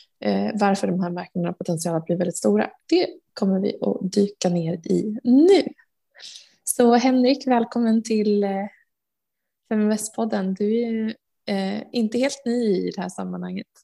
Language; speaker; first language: Swedish; native; Swedish